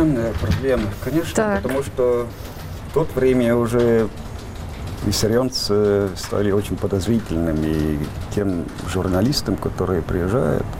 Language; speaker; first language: Russian; non-native, fluent; Estonian